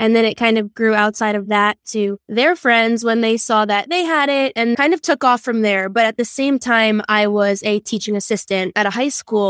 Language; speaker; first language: English; native; English